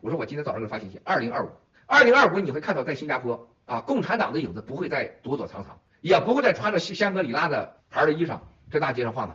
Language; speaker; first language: Chinese; native; Chinese